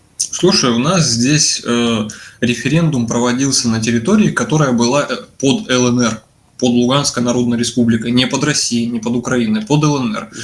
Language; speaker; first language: Russian; native; Russian